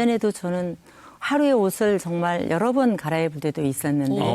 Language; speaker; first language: Korean; native; Korean